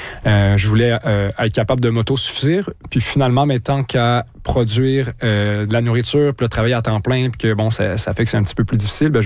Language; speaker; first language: French; native; French